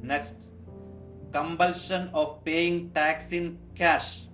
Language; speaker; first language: English; non-native, local second language; Malayalam